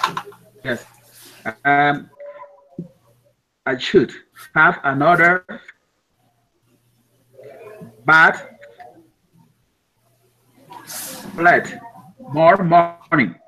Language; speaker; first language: English; non-native, learner; Spanish